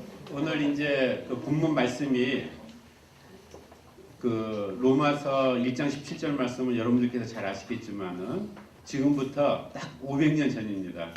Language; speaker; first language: Korean; native; Korean